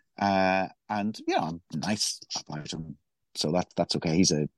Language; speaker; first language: English; native; English